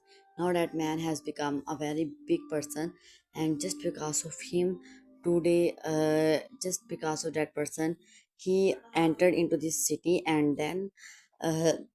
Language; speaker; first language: English; non-native, local second language; Urdu